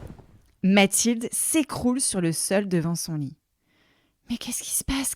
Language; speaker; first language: French; native; French